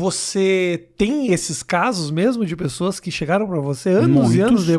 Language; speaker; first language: Portuguese; native; Portuguese